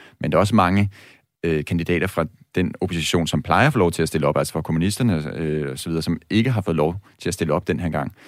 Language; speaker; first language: Danish; native; Danish